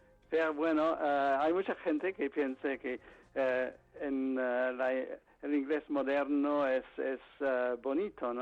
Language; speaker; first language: Spanish; non-native, fluent; English